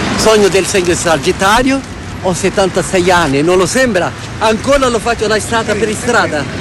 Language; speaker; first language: Italian; non-native, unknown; Portuguese